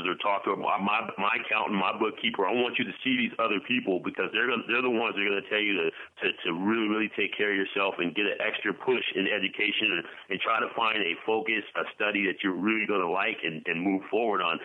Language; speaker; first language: English; native; English